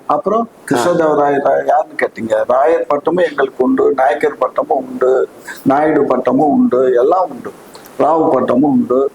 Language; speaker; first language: Tamil; non-native, local second language; Telugu